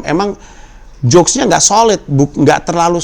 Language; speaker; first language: Indonesian; native; Indonesian